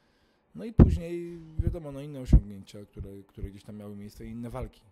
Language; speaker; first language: Polish; native; Polish